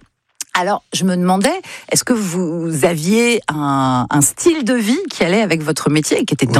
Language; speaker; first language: French; native; French